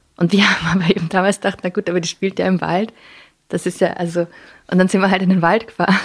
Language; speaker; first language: German; non-native, local second language; English